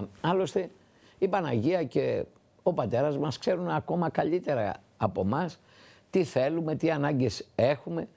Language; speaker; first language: Greek; native; Greek